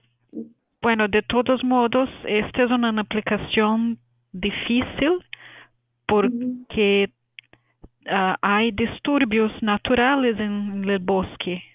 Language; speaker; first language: Spanish; non-native, fluent; Portuguese